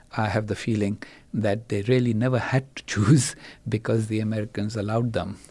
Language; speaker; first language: English; non-native, local second language; Urdu